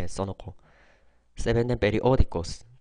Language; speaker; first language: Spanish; non-native, fluent; Korean